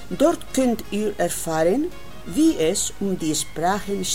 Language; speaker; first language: German; non-native, learner; Spanish